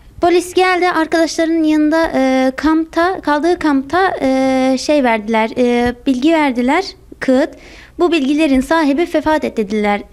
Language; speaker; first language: Turkish; non-native, local second language; Arabic